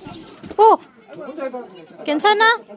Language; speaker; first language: Korean; non-native, learner; Filipino